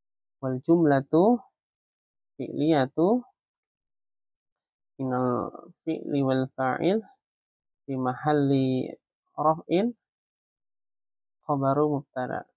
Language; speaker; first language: Arabic; non-native, fluent; Indonesian